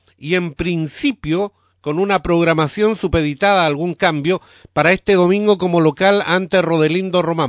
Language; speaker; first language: Spanish; native; Spanish